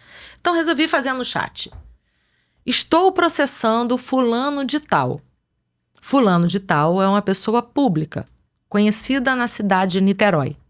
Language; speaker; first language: Portuguese; native; Portuguese